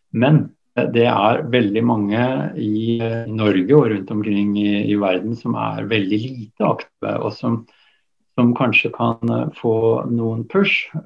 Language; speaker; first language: Norwegian; native; Norwegian